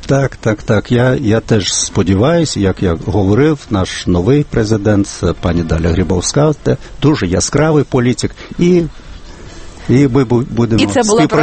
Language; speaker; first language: Ukrainian; non-native, fluent; Lithuanian